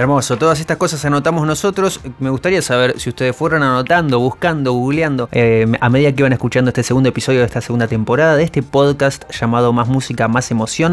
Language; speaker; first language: Spanish; native; Spanish